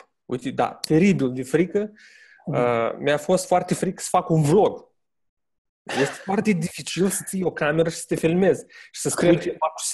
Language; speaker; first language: Romanian; native; Romanian